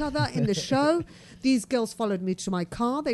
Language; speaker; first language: English; native; English